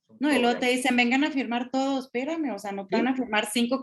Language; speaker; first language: Spanish; native; Spanish